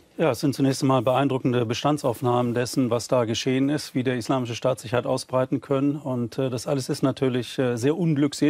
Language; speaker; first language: German; native; German